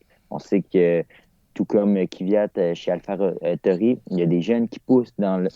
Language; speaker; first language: French; native; French